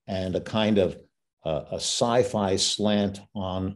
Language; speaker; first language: English; native; English